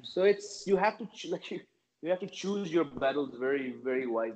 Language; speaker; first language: English; native; English